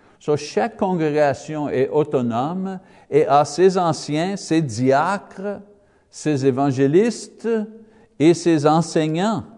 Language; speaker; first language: French; non-native, fluent; English